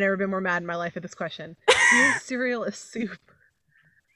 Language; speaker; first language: English; native; English